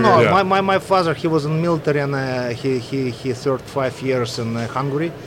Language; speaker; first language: English; non-native, fluent; Russian